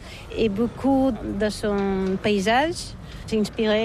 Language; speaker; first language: French; non-native, learner; Catalan